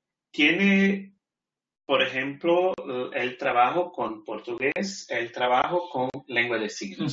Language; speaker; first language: Spanish; non-native, fluent; Portuguese